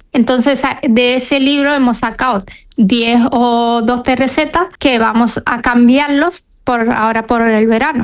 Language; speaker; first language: Spanish; non-native, fluent; Arabic